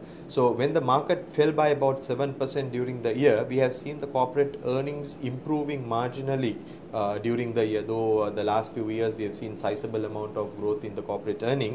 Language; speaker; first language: English; non-native, local second language; Sinhala